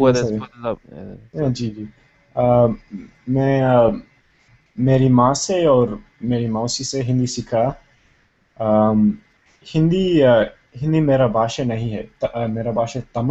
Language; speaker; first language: Hindi; non-native, learner; Tamil